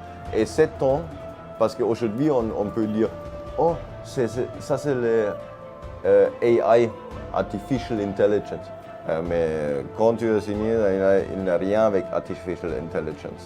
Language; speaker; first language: French; non-native, fluent; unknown